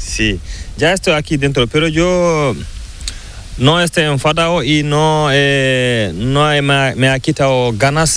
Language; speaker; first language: Spanish; non-native, local second language; Fula